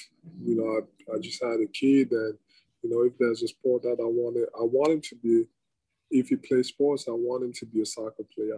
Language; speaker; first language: English; non-native, local second language; French